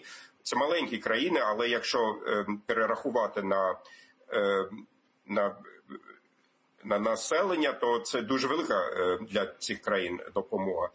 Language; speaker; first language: Ukrainian; non-native, fluent; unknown